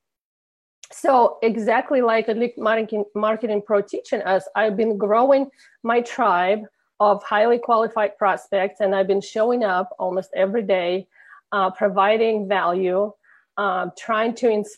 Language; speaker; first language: English; non-native, fluent; Russian